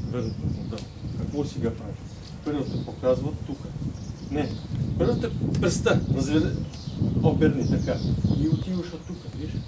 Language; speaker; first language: Bulgarian; non-native, learner; Russian